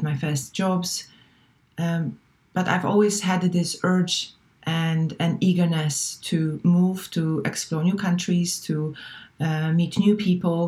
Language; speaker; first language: English; non-native, fluent; Polish